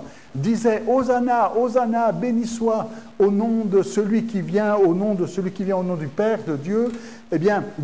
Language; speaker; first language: French; native; French